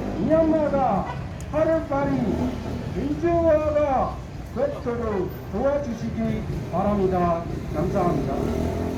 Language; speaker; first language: Korean; non-native, fluent; Burmese